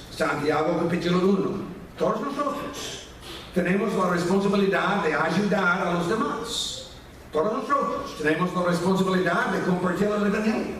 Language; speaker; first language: Spanish; non-native, fluent; English